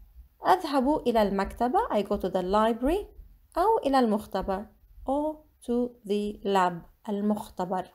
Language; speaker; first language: Arabic; non-native, fluent; English